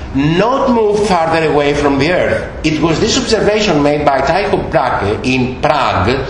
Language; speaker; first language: English; non-native, fluent; Greek